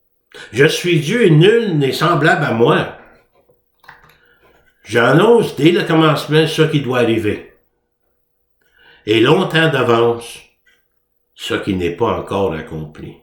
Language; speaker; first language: French; native; French